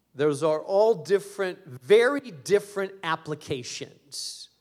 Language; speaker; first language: English; early bilingual, other home language; Spanish